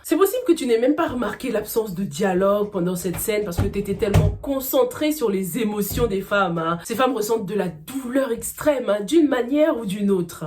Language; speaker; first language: French; native; French